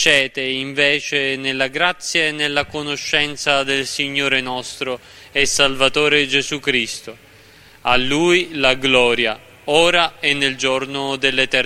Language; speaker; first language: Italian; native; Italian